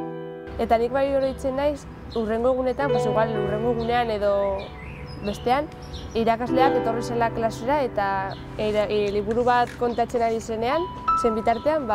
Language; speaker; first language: Basque; non-native, local second language; Spanish